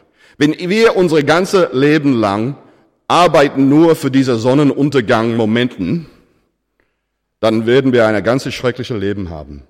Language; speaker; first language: German; non-native, fluent; English